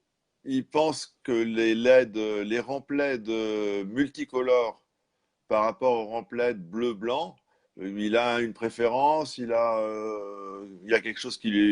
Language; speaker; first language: French; native; French